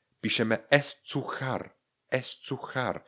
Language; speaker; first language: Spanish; non-native, fluent; Czech